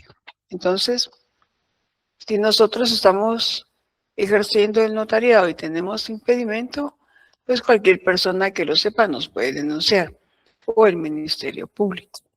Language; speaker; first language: Spanish; native; Spanish